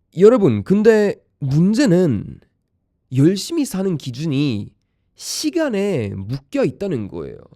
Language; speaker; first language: Korean; non-native, fluent; Swedish